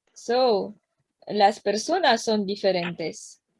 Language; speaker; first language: Spanish; non-native, learner; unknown